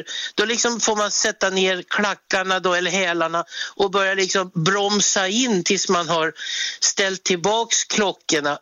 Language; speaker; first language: Swedish; native; Swedish